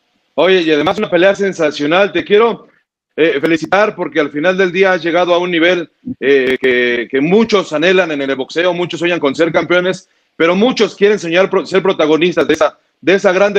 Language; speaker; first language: Spanish; native; Spanish